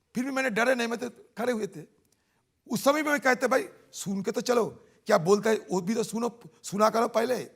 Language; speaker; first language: Hindi; non-native, local second language; Bangla